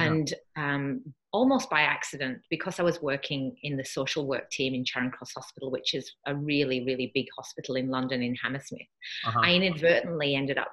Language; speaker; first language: English; native; English